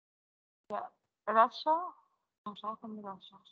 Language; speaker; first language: German; non-native, fluent; Arabic